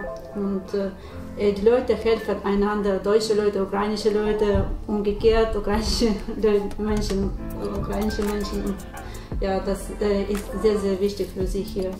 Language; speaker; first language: German; non-native, fluent; Ukrainian